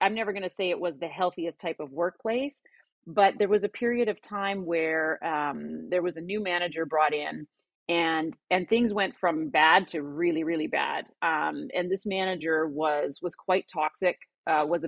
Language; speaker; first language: English; native; English